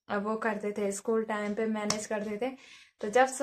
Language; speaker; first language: Hindi; native; Hindi